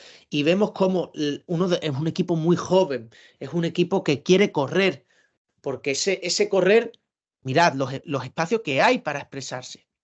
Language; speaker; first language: Spanish; native; Spanish